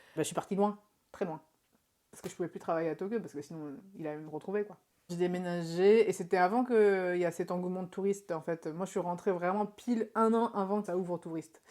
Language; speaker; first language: French; early bilingual, other home language; Japanese